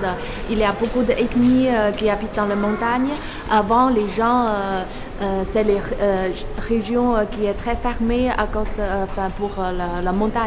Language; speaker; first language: French; non-native, learner; Chinese